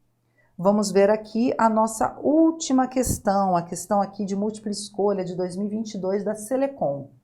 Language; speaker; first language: Portuguese; native; Portuguese